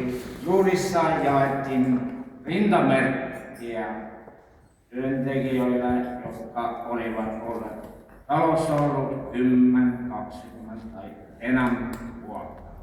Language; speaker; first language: Finnish; non-native, local second language; Estonian